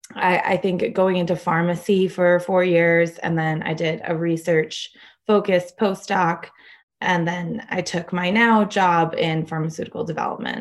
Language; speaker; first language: English; native; English